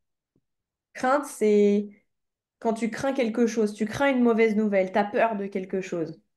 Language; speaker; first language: French; native; French